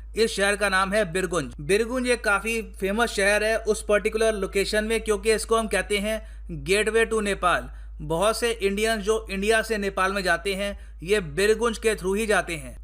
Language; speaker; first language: Hindi; native; Hindi